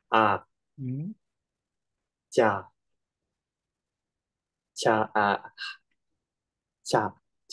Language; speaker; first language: Korean; non-native, learner; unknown